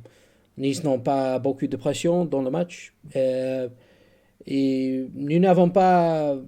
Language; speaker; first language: French; non-native, fluent; English